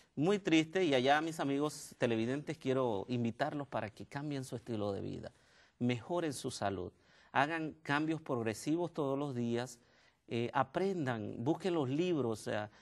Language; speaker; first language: Spanish; native; Spanish